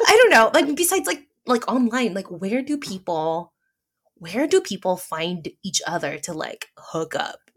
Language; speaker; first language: English; early bilingual, other home language; Filipino